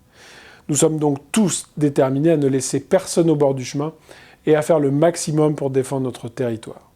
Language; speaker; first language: French; native; French